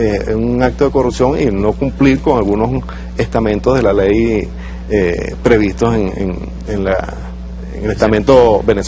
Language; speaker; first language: Spanish; native; Spanish